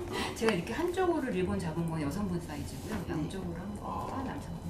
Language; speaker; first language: Korean; native; Korean